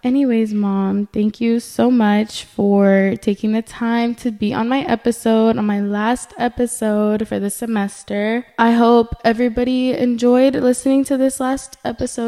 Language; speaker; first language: English; early bilingual, other home language; Spanish